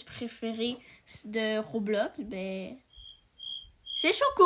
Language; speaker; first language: French; native; French